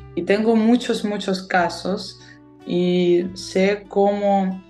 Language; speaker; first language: Spanish; non-native, fluent; Russian